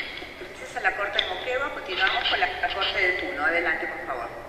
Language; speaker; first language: Spanish; native; Spanish